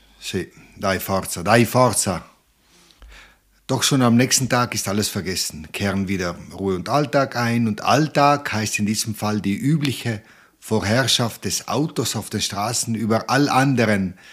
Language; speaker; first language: German; non-native, local second language; Ladin